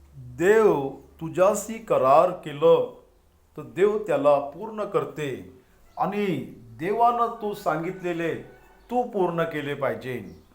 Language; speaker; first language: Marathi; non-native, local second language; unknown